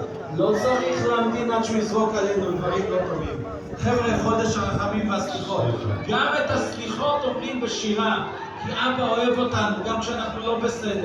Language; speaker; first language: Hebrew; native; Hebrew